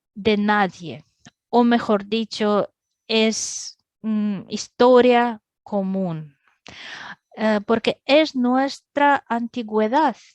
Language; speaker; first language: Spanish; non-native, fluent; Russian